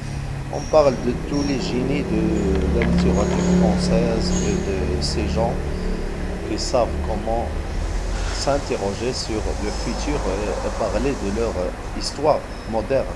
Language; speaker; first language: French; non-native, local second language; Arabic